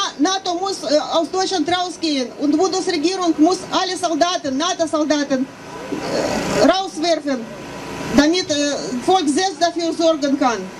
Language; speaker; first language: German; non-native, fluent; Russian